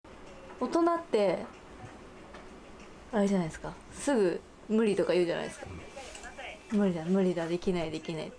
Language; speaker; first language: Japanese; native; Japanese